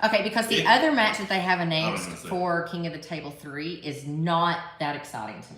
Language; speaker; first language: English; native; English